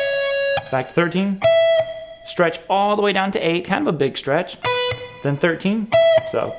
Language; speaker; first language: English; native; English